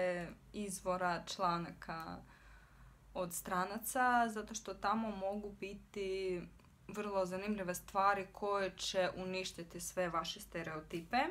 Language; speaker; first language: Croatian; non-native, fluent; Russian